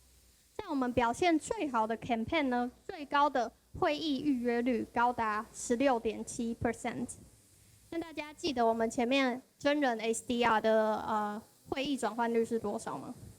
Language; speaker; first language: Chinese; native; Chinese